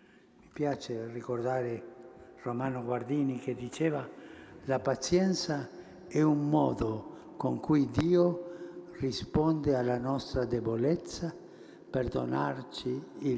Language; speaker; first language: Italian; early bilingual, heritage; Spanish